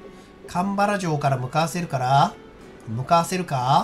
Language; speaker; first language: Japanese; native; Japanese